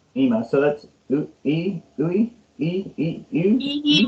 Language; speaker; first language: English; non-native, learner; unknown